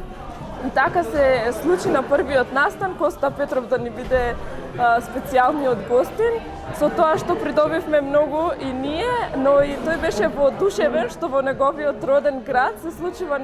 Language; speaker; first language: Macedonian; non-native, local second language; Albanian